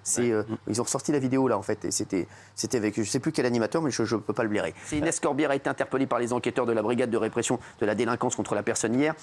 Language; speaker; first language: French; native; French